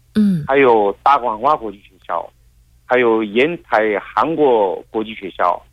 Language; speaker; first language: Chinese; non-native, fluent; Korean